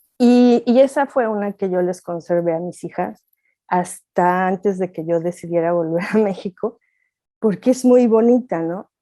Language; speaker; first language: Spanish; native; Spanish